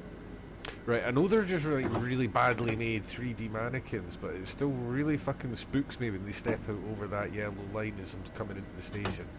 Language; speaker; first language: English; native; English